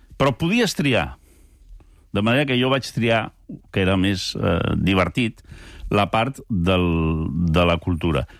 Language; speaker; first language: Catalan; early bilingual, other home language; French